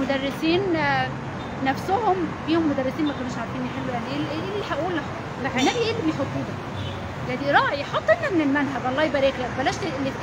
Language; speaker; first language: Arabic; native; Arabic